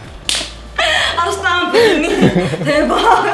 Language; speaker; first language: Indonesian; non-native, learner; Korean